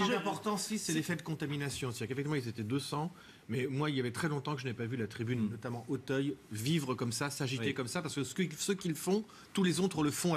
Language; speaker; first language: French; native; French